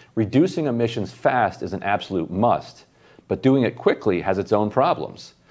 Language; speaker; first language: English; native; English